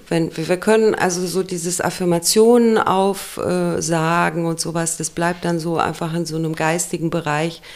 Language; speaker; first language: German; early bilingual, other home language; Romanian